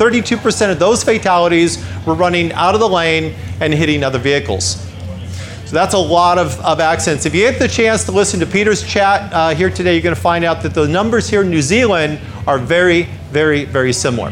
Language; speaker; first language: English; native; English